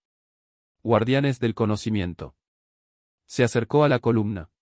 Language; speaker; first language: Spanish; native; Spanish